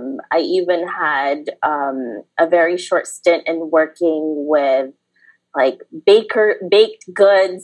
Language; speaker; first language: English; early bilingual, other home language; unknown